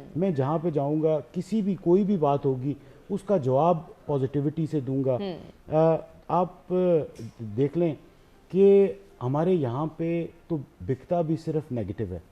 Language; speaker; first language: Urdu; native; Urdu